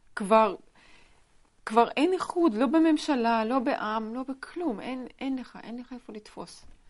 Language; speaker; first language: Hebrew; non-native, fluent; Russian